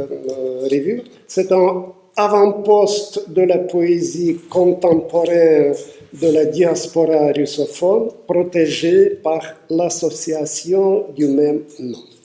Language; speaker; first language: French; non-native, fluent; Russian